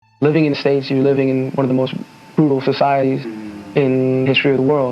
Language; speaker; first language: English; native; English